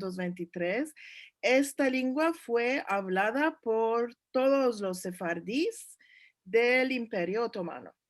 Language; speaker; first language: Spanish; early bilingual, heritage; Turkish